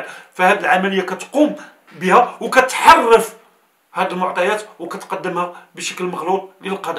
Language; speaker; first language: Arabic; native; Arabic